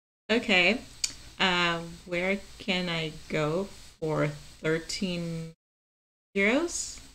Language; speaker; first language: English; non-native, fluent; Spanish